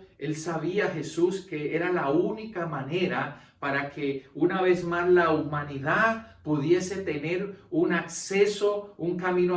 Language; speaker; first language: Spanish; native; Spanish